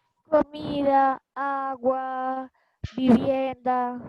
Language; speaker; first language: Spanish; native; Spanish